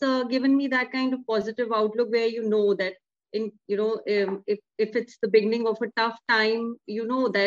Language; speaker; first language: English; non-native, local second language; Hindi